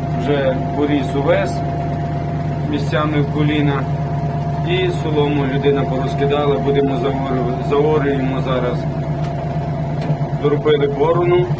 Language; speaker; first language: Ukrainian; native; Ukrainian